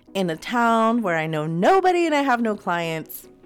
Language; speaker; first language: English; native; English